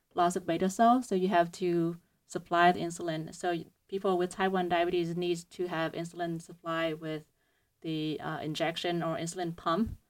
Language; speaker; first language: English; non-native, fluent; Vietnamese